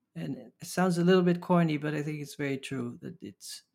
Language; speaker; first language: English; early bilingual, other home language; Dutch